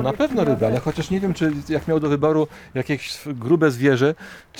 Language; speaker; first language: Polish; native; Polish